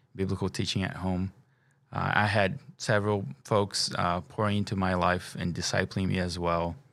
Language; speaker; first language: English; non-native, fluent; Portuguese